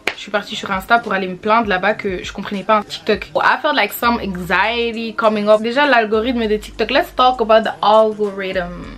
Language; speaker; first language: French; native; French